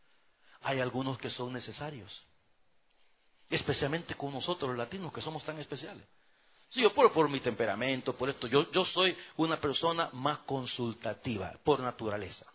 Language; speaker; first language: Spanish; native; Spanish